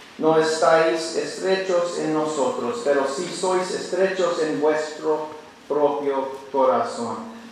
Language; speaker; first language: Spanish; non-native, learner; English